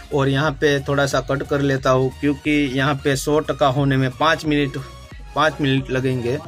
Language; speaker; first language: Hindi; non-native, local second language; Gujarati